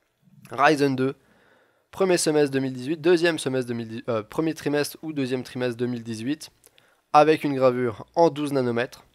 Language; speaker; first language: French; native; French